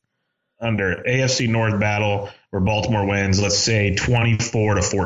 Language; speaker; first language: English; native; English